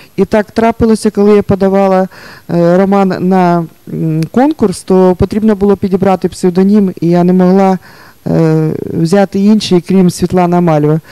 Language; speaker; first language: Ukrainian; native; Ukrainian